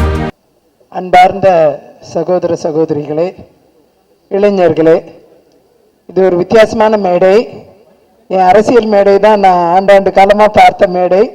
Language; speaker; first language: Tamil; native; Tamil